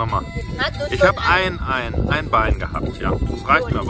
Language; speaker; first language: German; native; German